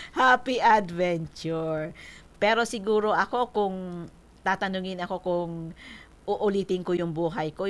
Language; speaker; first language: Filipino; non-native, local second language; Bikol